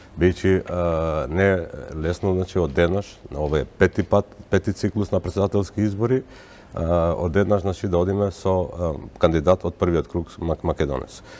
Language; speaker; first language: Macedonian; non-native, local second language; Albanian